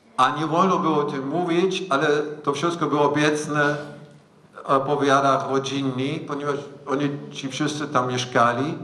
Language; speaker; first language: Polish; non-native, fluent; German